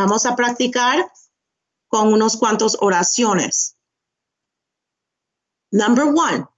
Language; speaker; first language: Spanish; non-native, fluent; English